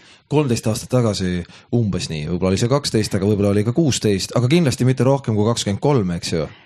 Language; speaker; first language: Estonian; native; Estonian